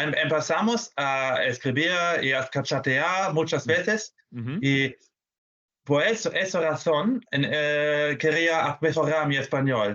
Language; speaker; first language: Spanish; non-native, fluent; German